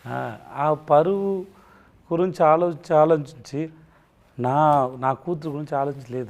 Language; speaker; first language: Telugu; non-native, learner; Tamil